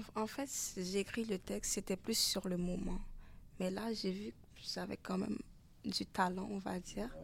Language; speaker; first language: French; non-native, local second language; Haitian Creole